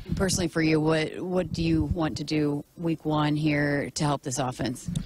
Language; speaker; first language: English; native; English